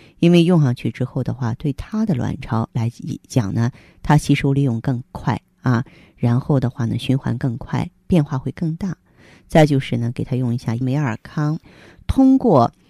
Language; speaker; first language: Chinese; native; Chinese